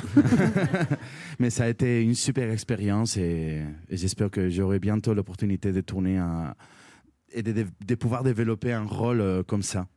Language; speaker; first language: French; non-native, fluent; Spanish